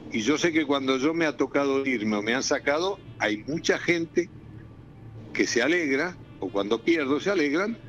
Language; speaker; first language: Spanish; native; Spanish